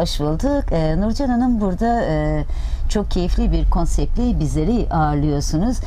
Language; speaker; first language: Turkish; native; Turkish